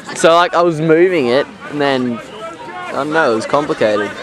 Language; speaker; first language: English; native; English